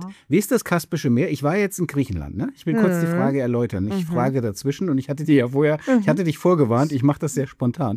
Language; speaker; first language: German; native; German